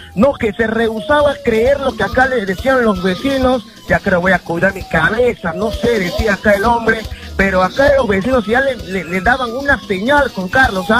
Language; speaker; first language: Spanish; native; Spanish